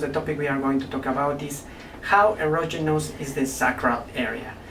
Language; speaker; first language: English; non-native, fluent; Spanish